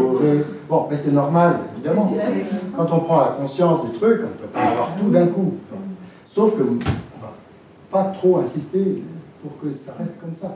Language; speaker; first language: French; native; French